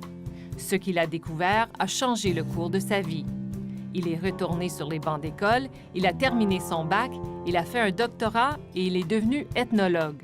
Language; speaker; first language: French; native; French